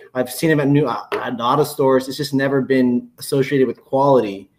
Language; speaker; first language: English; native; English